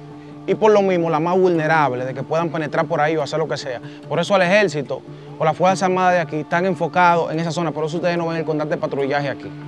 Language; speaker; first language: Spanish; native; Spanish